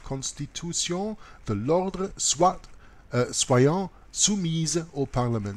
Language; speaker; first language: French; non-native, learner; German